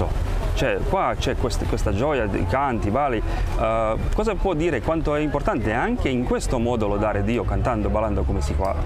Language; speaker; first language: Italian; non-native, fluent; Croatian